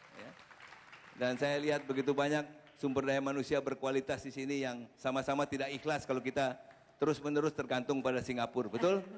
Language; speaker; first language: Indonesian; native; Indonesian